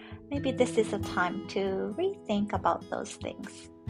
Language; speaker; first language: English; non-native, fluent; Japanese